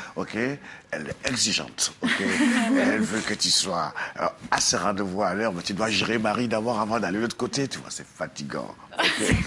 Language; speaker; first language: French; non-native, local second language; Dyula